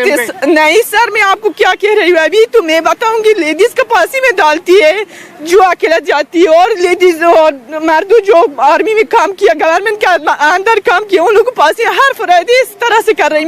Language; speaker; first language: Hindi; non-native, learner; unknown